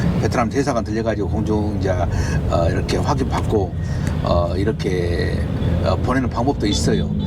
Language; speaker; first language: Korean; native; Korean